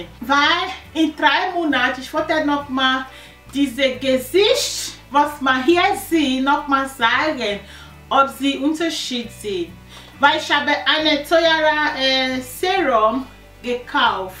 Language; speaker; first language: German; non-native, learner; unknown